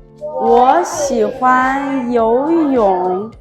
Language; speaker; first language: Chinese; non-native, learner; Thai